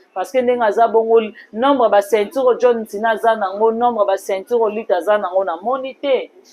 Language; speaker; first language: Lingala; native; Lingala